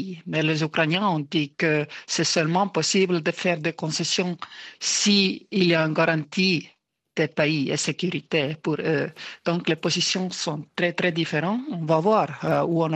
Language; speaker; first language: French; non-native, fluent; Estonian